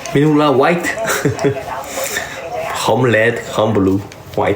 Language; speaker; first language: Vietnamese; non-native, learner; Korean